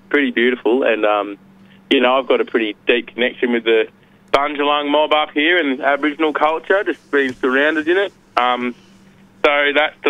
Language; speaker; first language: English; native; English